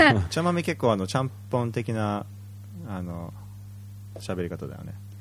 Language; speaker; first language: Japanese; early bilingual, heritage; Japanese